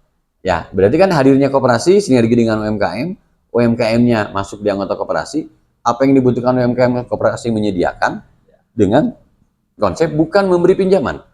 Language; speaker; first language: Indonesian; non-native, local second language; Sundanese